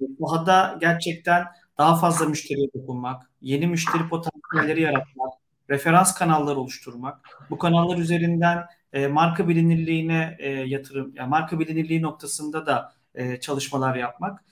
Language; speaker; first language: Turkish; native; Turkish